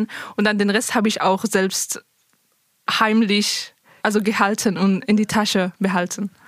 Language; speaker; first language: German; non-native, fluent; Persian